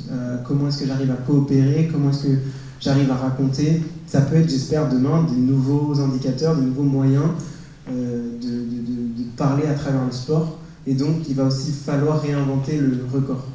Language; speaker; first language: French; native; French